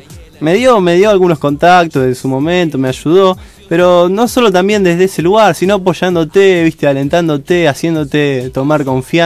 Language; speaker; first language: Spanish; native; Spanish